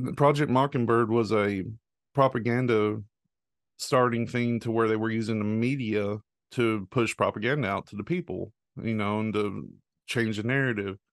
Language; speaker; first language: English; native; English